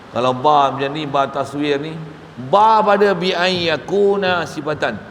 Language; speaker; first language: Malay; native; Malay